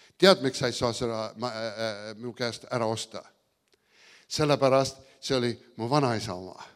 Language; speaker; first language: Estonian; early bilingual, heritage; Estonian